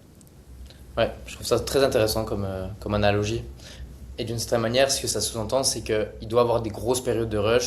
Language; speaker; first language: French; native; French